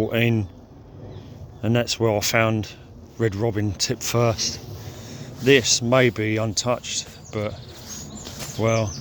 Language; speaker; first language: English; native; English